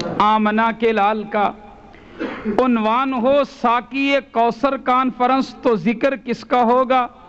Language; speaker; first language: Urdu; non-native, local second language; Punjabi